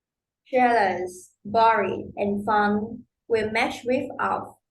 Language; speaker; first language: English; non-native, learner; Vietnamese